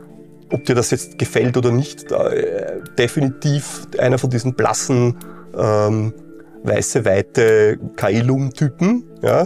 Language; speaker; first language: German; native; German